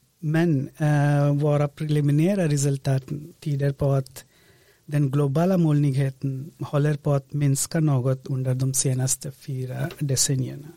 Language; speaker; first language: Swedish; non-native, fluent; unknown